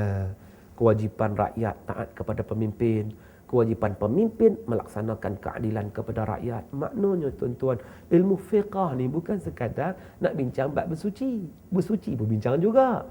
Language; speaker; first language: Malay; native; Malay